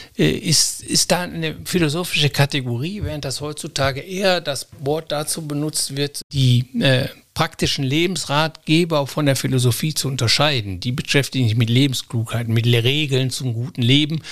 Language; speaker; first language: German; native; German